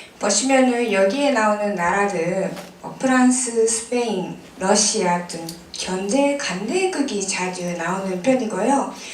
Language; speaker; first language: Korean; non-native, fluent; Japanese